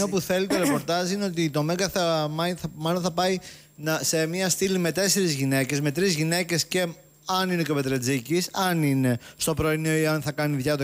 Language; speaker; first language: Greek; native; Greek